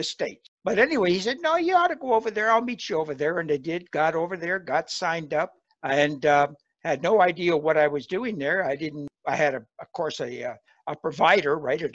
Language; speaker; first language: English; native; English